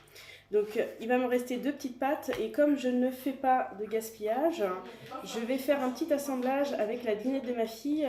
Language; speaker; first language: French; native; French